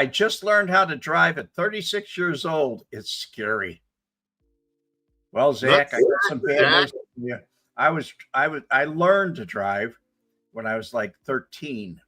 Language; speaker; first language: English; native; English